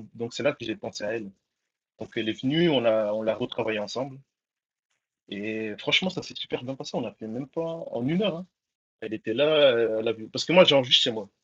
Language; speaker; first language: French; early bilingual, other home language; Comorian